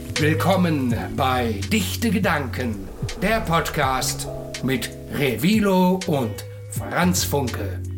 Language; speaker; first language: German; native; German